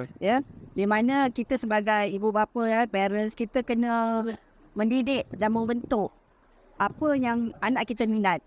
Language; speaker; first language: Malay; native; Malay